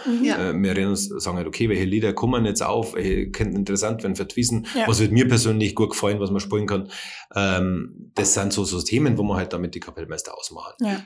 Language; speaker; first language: German; native; German